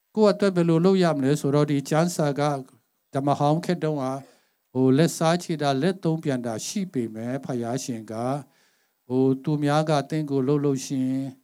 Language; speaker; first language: Burmese; non-native, local second language; Tedim Chin